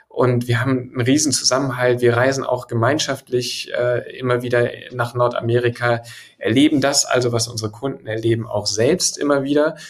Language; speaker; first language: German; native; German